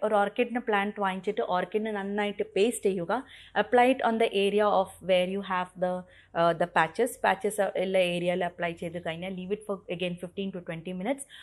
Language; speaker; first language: English; non-native, local second language; Malayalam